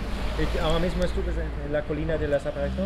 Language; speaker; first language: Spanish; non-native, fluent; German